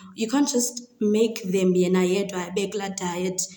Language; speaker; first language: English; non-native, local second language; Xhosa